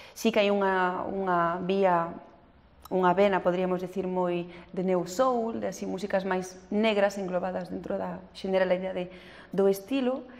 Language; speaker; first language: Galician; early bilingual, heritage; French